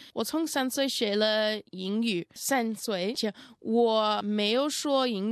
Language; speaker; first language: Chinese; non-native, learner; Russian